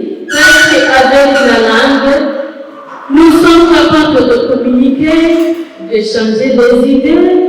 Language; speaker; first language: French; non-native, local second language; Kinyarwanda